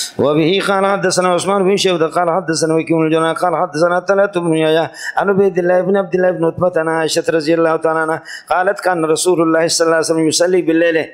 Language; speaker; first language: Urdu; non-native, local second language; Brahui